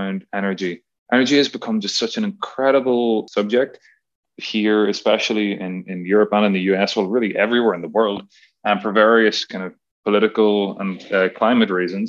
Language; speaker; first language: English; native; English